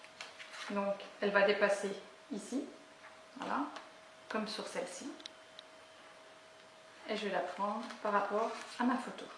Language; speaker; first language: French; native; French